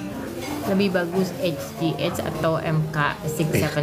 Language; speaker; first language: Indonesian; native; Indonesian